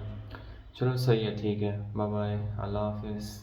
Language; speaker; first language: Hindi; native; Hindi